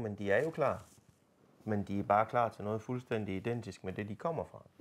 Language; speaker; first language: Danish; native; Danish